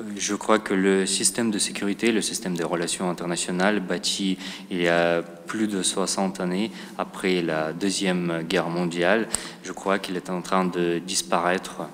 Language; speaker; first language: French; non-native, fluent; Russian